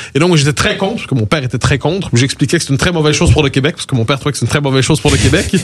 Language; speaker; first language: French; native; French